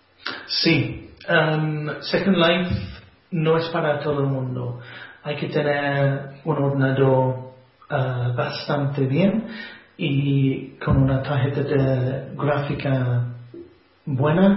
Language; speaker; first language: Spanish; non-native, fluent; English